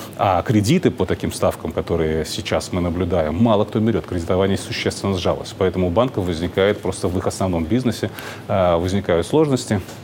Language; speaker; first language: Russian; native; Russian